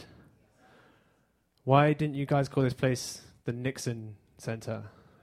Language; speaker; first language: English; native; English